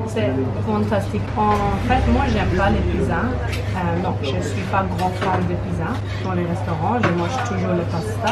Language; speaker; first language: French; non-native, fluent; German